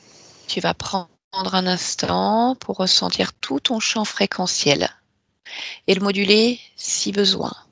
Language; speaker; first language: French; native; French